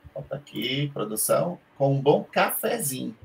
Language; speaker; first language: Portuguese; native; Portuguese